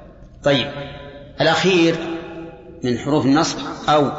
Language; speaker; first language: Arabic; native; Arabic